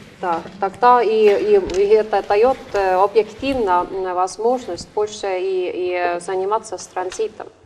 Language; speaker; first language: Russian; non-native, local second language; Estonian